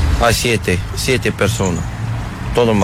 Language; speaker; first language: Spanish; non-native, learner; Arabic